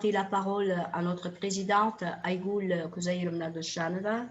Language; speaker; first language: French; non-native, fluent; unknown